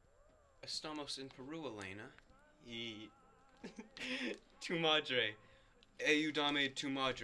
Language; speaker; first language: Spanish; non-native, learner; English